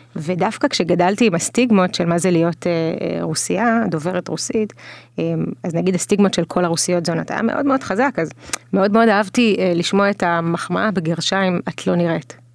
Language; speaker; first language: Hebrew; early bilingual, other home language; Russian